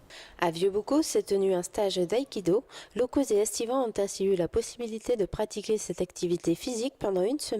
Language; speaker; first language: French; native; French